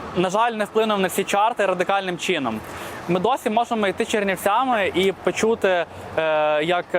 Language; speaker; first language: Ukrainian; native; Ukrainian